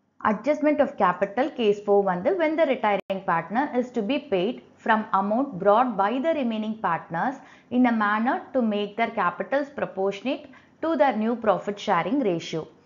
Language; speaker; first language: English; non-native, local second language; Tamil